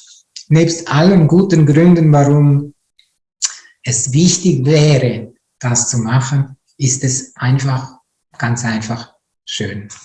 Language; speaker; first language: German; non-native, fluent; Italian